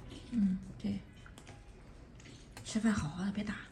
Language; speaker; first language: Chinese; native; Chinese